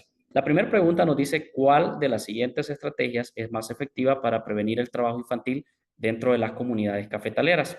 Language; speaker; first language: Spanish; native; Spanish